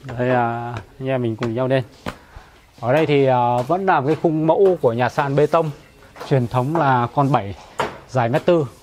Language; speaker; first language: Vietnamese; native; Vietnamese